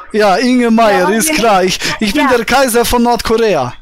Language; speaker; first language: German; native; German